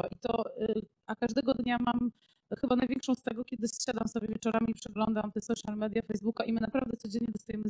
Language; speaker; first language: Polish; native; Polish